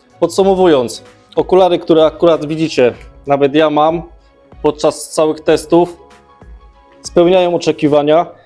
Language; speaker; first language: Polish; native; Polish